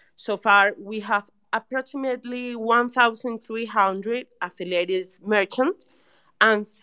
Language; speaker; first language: English; non-native, learner; Spanish